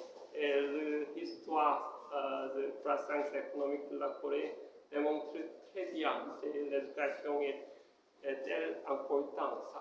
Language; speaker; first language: French; non-native, fluent; Korean